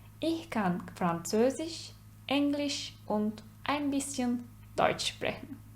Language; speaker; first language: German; non-native, fluent; Turkish